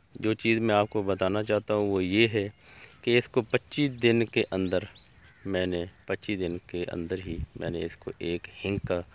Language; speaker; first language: Urdu; non-native, local second language; Punjabi